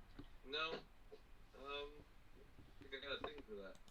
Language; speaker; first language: English; native; English